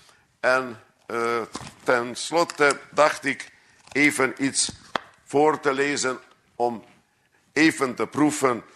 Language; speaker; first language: Dutch; non-native, fluent; Hungarian